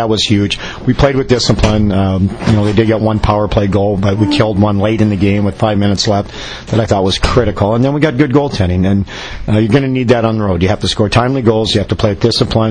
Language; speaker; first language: English; native; English